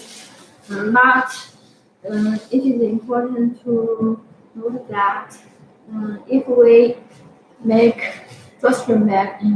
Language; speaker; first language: English; non-native, fluent; Chinese